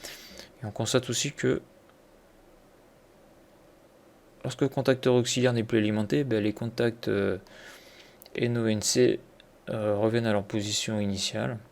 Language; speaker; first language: French; native; French